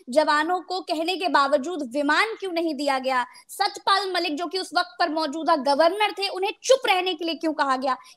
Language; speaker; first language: Hindi; native; Hindi